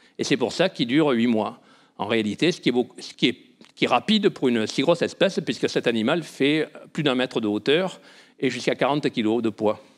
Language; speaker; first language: French; native; French